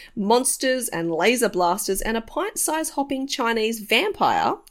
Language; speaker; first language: English; native; English